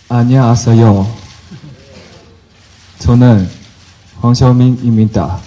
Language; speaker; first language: Korean; non-native, learner; Chinese